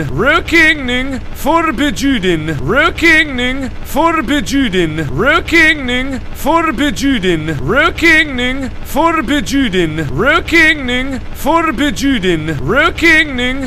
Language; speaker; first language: Swedish; non-native, learner; English